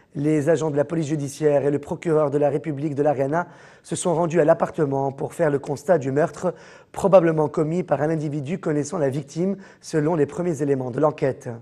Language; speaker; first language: French; non-native, local second language; Arabic